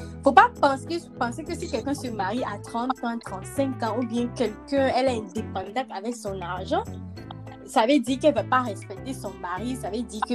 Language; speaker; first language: French; early bilingual, heritage; French